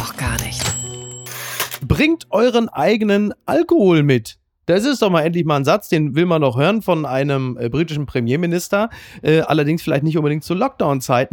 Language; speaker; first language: German; native; German